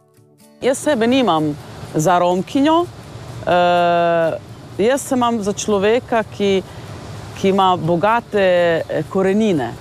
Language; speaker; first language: Slovenian; non-native, local second language; Romany